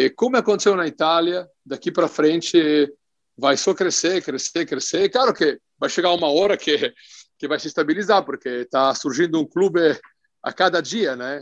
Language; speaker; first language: Portuguese; non-native, fluent; Italian